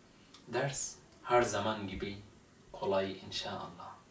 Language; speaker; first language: Turkish; non-native, fluent; Arabic